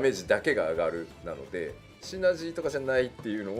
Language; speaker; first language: Japanese; native; Japanese